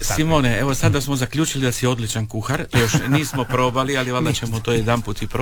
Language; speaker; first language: Serbian; native; Serbian